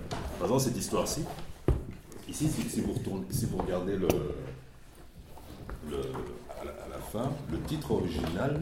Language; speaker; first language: French; non-native, local second language; Lingala